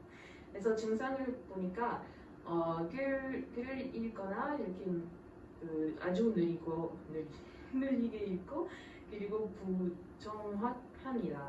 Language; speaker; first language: Korean; non-native, fluent; French